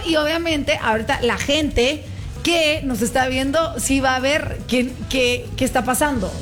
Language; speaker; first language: Spanish; native; Spanish